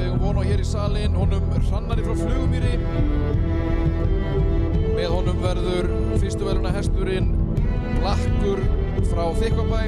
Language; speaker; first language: Icelandic; native; Icelandic